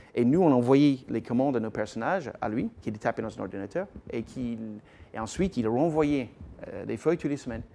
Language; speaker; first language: French; non-native, fluent; English